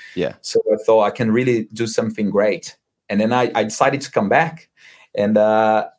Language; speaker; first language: English; non-native, fluent; Portuguese